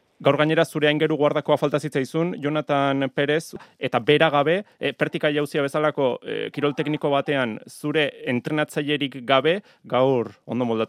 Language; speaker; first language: Basque; native; Basque